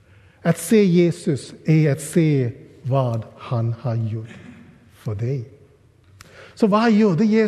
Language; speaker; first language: Swedish; non-native, fluent; English